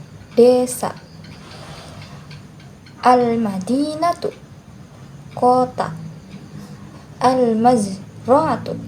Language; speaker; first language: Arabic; non-native, learner; Indonesian